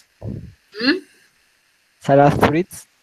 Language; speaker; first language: English; non-native, learner; Spanish